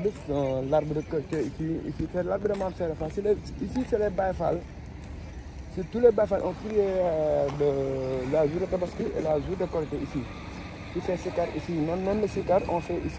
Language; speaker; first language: French; non-native, local second language; Wolof